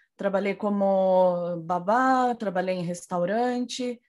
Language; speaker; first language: Portuguese; native; Portuguese